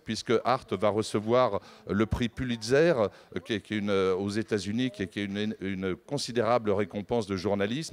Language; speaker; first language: French; native; French